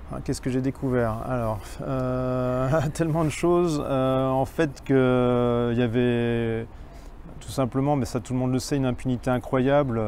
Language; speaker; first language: French; native; French